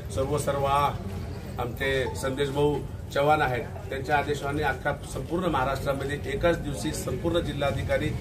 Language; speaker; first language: Marathi; non-native, local second language; Lambadi